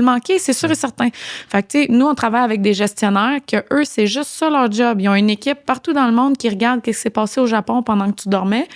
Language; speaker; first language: French; native; French